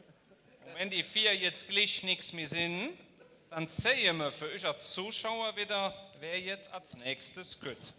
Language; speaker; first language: German; native; German